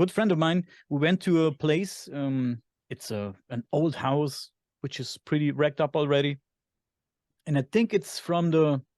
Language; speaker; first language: English; non-native, fluent; German